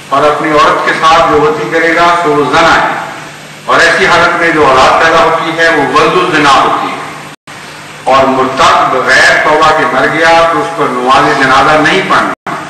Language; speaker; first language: Urdu; native; Urdu